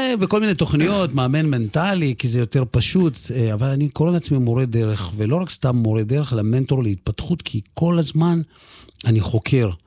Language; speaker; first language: Hebrew; early bilingual, other home language; Russian